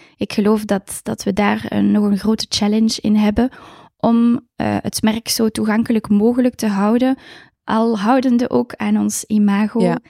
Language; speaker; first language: Dutch; native; Dutch